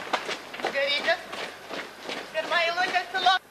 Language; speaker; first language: Lithuanian; native; Lithuanian